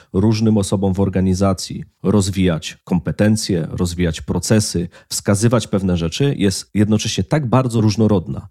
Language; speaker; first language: Polish; native; Polish